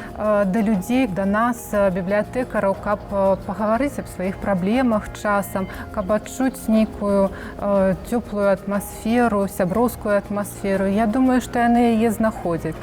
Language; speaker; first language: Belarusian; native; Belarusian